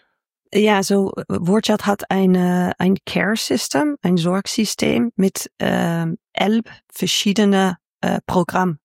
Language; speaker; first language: German; non-native, learner; Dutch